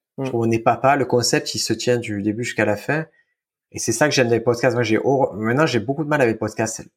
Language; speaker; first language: French; native; French